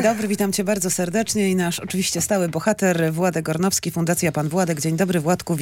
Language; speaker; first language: Polish; native; Polish